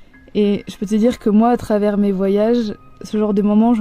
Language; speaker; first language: French; native; French